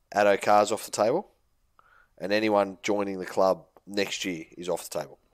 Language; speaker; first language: English; native; English